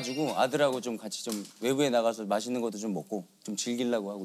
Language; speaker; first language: Korean; native; Korean